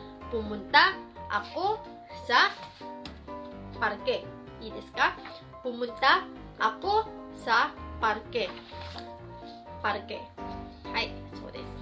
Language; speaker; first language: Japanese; non-native, fluent; Filipino